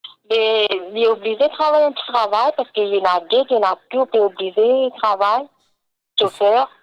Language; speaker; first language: French; non-native, local second language; Morisyen